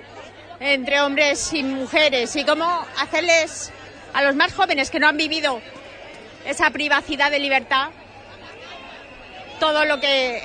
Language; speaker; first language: Spanish; native; Spanish